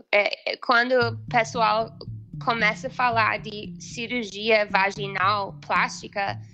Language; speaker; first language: Portuguese; non-native, fluent; English